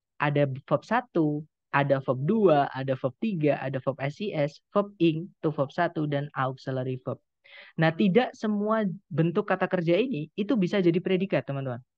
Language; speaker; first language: Indonesian; non-native, local second language; Javanese